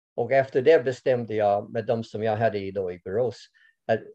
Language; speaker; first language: Swedish; non-native, fluent; English